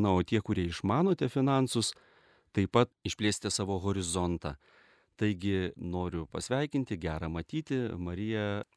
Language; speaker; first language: Lithuanian; native; Lithuanian